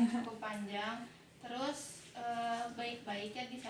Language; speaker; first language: Indonesian; non-native, local second language; Sundanese